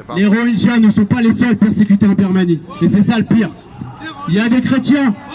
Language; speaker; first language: French; native; French